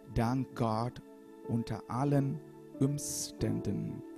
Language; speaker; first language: German; non-native, learner; Malayalam